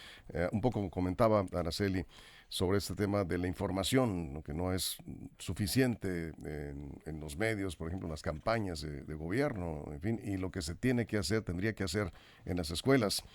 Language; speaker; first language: Spanish; native; Spanish